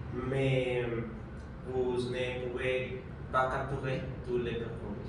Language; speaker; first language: French; non-native, learner; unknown